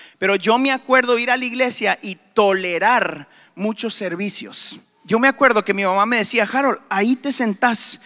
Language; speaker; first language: Spanish; native; Spanish